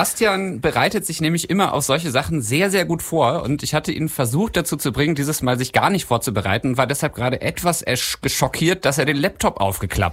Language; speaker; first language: German; native; German